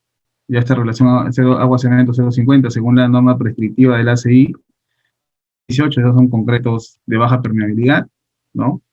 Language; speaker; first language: Spanish; native; Spanish